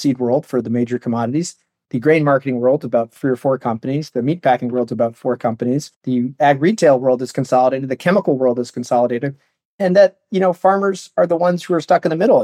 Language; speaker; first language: English; native; English